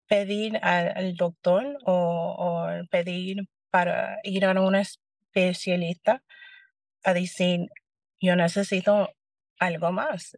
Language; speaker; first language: Spanish; early bilingual, heritage; Spanish